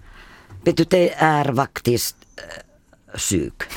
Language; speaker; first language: Swedish; non-native, fluent; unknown